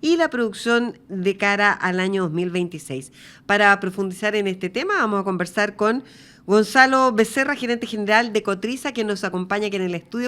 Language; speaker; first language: Spanish; native; Spanish